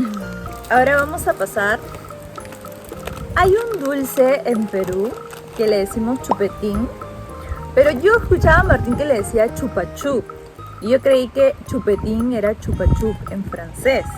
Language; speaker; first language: Spanish; native; Spanish